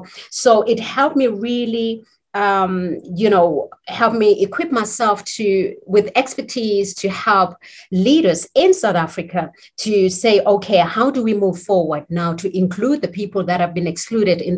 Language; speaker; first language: English; non-native, local second language; Zulu